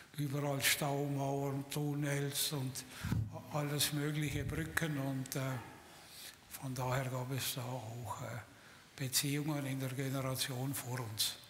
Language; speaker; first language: German; native; German